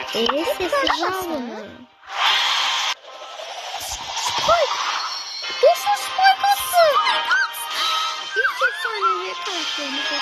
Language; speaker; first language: Turkish; non-native, learner; Azerbaijani